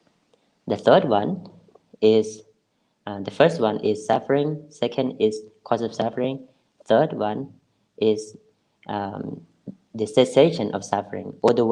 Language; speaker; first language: English; non-native, fluent; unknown